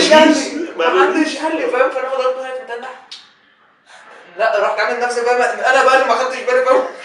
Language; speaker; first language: Arabic; native; Arabic